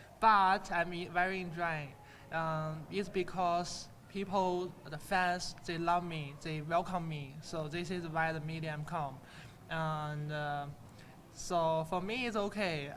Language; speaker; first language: English; non-native, learner; Chinese